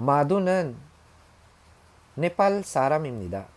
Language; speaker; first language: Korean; non-native, learner; Filipino